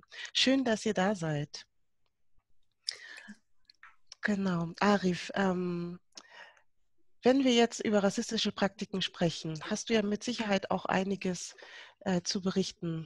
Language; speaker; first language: German; native; German